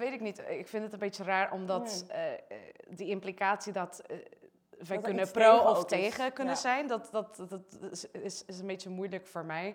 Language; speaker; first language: Dutch; non-native, fluent; Portuguese